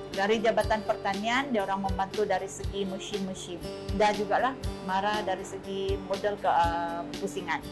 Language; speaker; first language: Malay; non-native, local second language; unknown